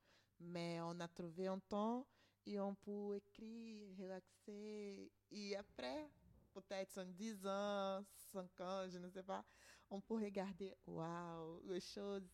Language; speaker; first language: French; non-native, learner; Portuguese